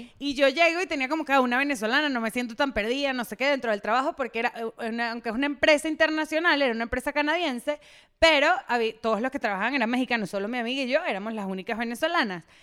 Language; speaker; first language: Spanish; native; Spanish